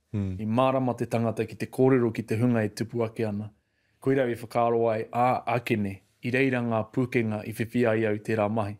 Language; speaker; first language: Māori; native; Māori